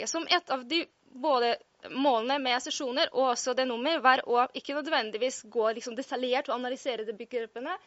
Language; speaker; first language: Norwegian; non-native, fluent; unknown